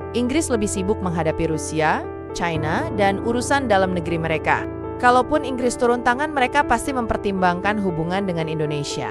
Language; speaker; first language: Indonesian; native; Indonesian